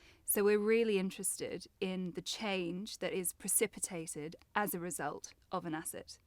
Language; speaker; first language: English; native; English